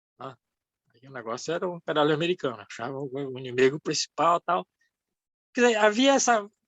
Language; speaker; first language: Portuguese; early bilingual, other home language; Japanese